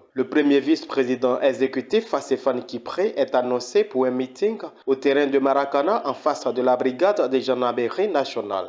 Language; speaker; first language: French; native; French